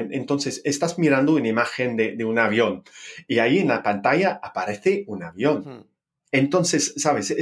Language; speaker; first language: Spanish; non-native, fluent; English